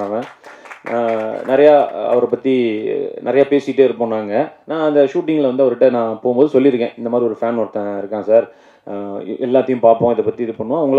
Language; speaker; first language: Tamil; native; Tamil